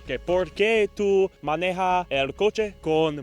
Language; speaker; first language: Spanish; non-native, learner; English